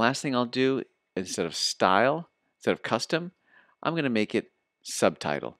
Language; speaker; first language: English; native; English